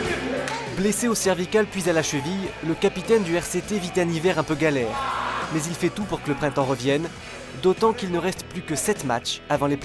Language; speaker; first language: French; native; French